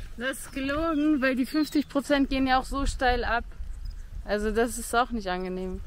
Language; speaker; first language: German; native; German